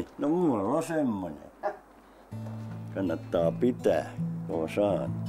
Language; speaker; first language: Finnish; native; Finnish